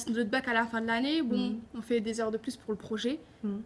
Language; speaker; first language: French; native; French